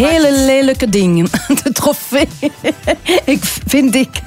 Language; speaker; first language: Dutch; non-native, local second language; French